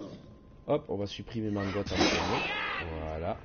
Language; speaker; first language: French; native; French